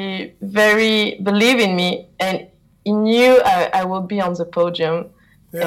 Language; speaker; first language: English; non-native, learner; French